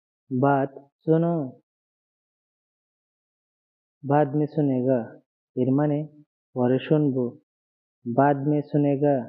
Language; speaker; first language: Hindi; non-native, learner; Bangla